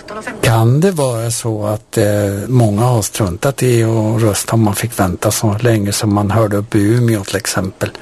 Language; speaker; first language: Swedish; native; Swedish